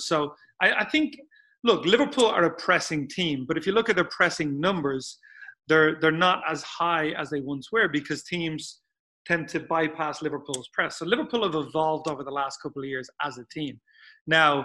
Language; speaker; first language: English; native; English